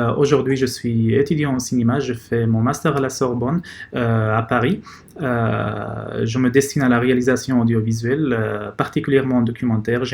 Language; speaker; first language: French; non-native, fluent; Arabic